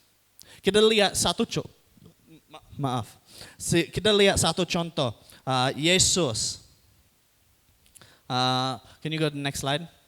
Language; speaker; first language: Indonesian; non-native, fluent; English